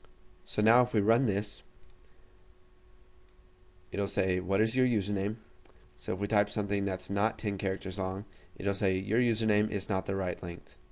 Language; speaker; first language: English; native; English